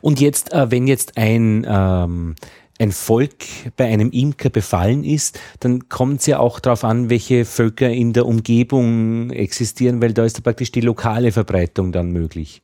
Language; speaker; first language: German; native; German